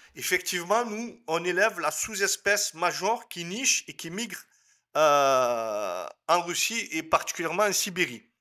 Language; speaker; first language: French; native; French